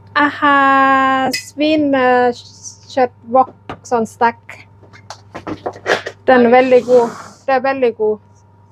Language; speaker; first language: Norwegian; non-native, learner; Thai